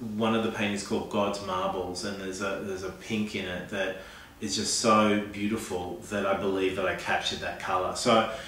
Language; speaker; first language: English; native; English